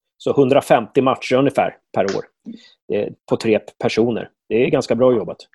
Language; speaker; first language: Swedish; native; Swedish